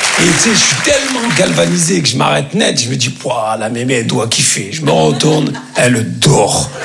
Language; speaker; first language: French; early bilingual, other home language; Arabic